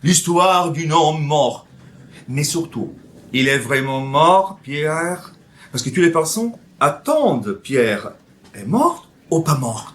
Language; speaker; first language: French; non-native, fluent; Italian